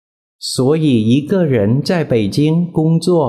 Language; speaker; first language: Chinese; non-native, fluent; Vietnamese